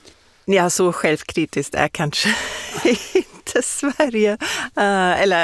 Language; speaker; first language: Swedish; non-native, fluent; German